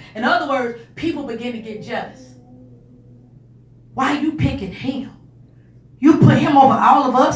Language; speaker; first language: English; native; English